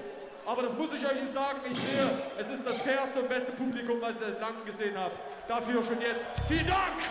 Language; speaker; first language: German; native; German